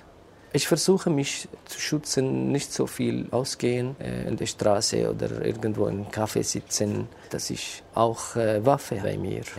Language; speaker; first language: German; non-native, fluent; Kurdish